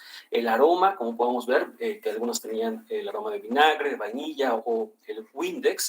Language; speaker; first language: Spanish; native; Spanish